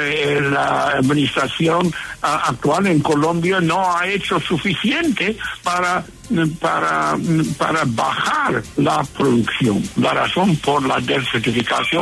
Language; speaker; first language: Spanish; non-native, fluent; English